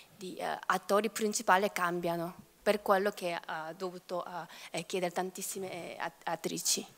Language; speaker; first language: Italian; non-native, fluent; Korean